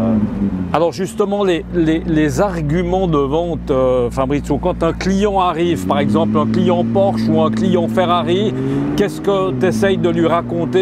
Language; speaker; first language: French; native; French